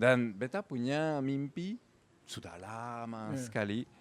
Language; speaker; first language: Indonesian; non-native, fluent; French